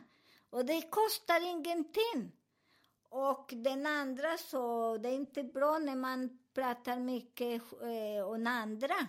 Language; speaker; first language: Swedish; non-native, learner; Spanish